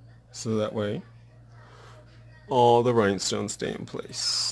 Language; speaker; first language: English; early bilingual, other home language; Spanish